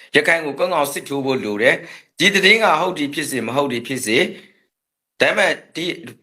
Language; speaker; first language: Burmese; native; Burmese